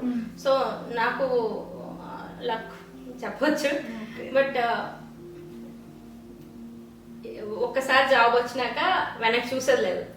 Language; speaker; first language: Telugu; native; Telugu